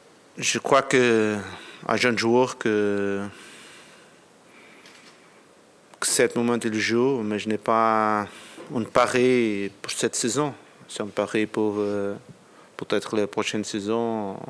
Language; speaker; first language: French; non-native, learner; Portuguese